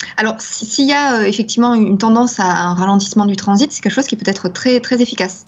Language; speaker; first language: French; native; French